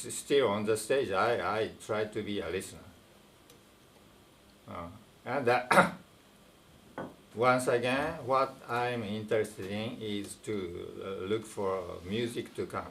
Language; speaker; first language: English; non-native, fluent; Japanese